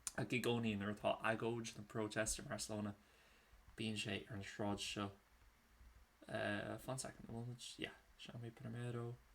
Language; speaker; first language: Irish; native; Irish